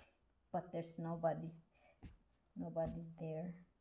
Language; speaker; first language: English; non-native, local second language; Cebuano